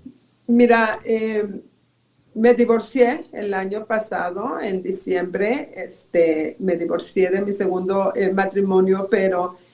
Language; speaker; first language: Spanish; native; Spanish